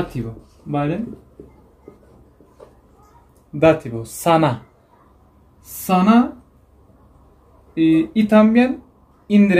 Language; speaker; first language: Spanish; non-native, learner; Turkish